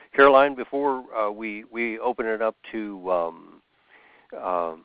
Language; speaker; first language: English; native; English